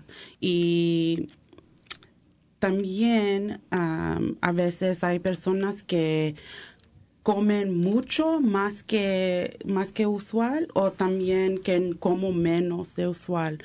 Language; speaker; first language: Spanish; early bilingual, heritage; English